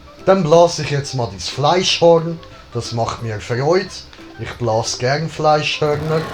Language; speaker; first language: German; native; German